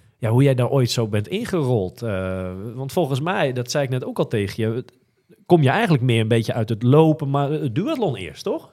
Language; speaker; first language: Dutch; native; Dutch